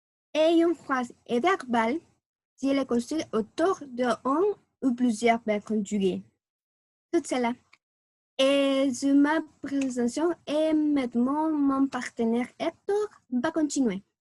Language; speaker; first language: French; non-native, learner; Spanish